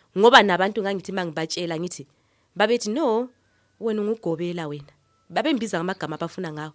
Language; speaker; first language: Zulu; native; Zulu